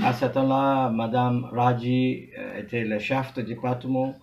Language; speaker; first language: French; non-native, fluent; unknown